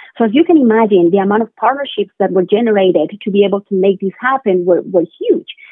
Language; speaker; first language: English; non-native, fluent; Spanish